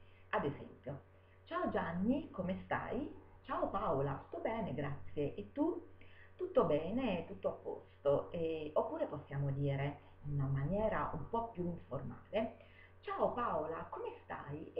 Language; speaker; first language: Italian; native; Italian